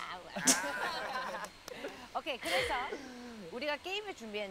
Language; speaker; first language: Korean; native; Korean